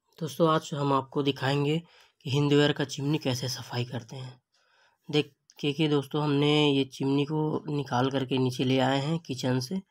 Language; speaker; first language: Hindi; native; Hindi